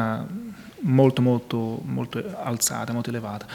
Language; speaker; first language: Italian; non-native, fluent; Portuguese